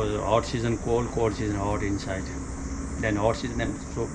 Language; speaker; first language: English; non-native, learner; Nepali